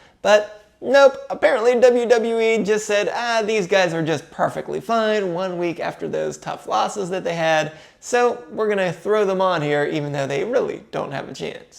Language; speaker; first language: English; native; English